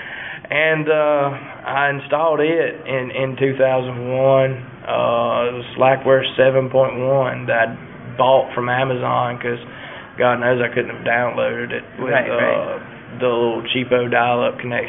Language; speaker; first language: English; native; English